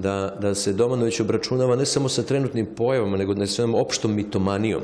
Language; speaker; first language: Serbian; native; Serbian